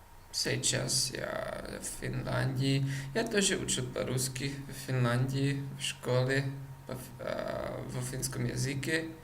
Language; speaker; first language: Russian; non-native, learner; Czech